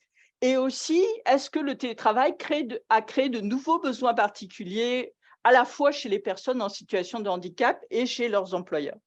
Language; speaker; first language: French; native; French